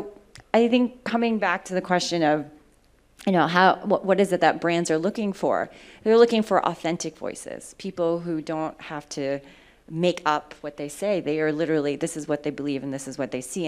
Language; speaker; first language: English; early bilingual, other home language; Vietnamese